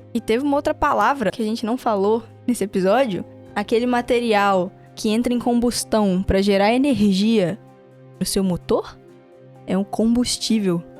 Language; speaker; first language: Portuguese; native; Portuguese